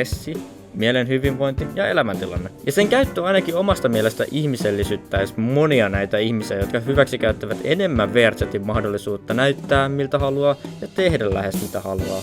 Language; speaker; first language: Finnish; native; Finnish